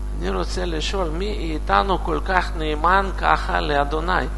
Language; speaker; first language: Hebrew; non-native, learner; Russian